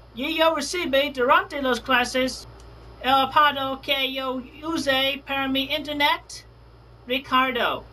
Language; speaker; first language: Spanish; non-native, learner; English